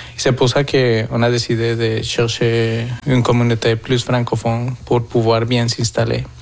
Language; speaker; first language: French; non-native, fluent; Spanish